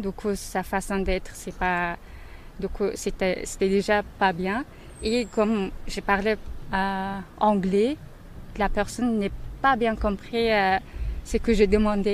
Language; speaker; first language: French; non-native, learner; Mongolian